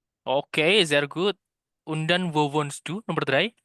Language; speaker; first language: German; non-native, fluent; Indonesian